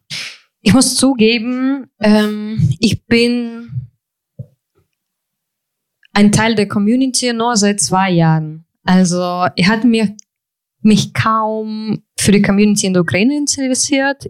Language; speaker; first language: German; non-native, fluent; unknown